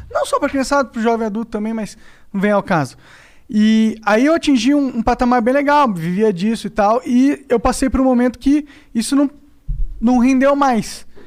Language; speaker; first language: Portuguese; native; Portuguese